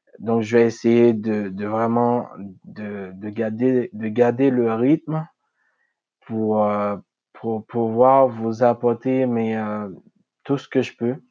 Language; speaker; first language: French; non-native, local second language; Haitian Creole